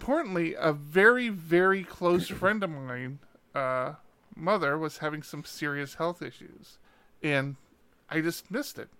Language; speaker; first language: English; native; English